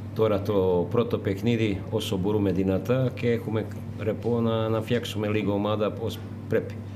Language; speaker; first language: Greek; non-native, learner; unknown